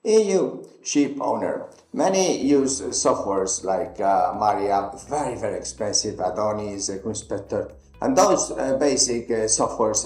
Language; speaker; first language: English; non-native, fluent; Spanish